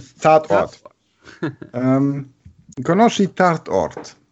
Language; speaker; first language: Italian; non-native, learner; German